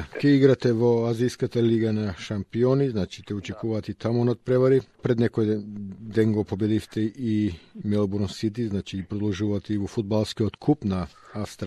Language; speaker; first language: Macedonian; native; Macedonian